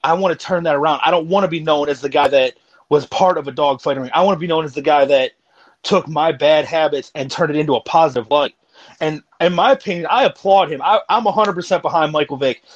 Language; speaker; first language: English; native; English